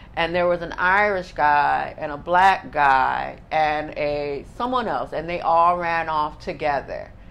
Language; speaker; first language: English; native; English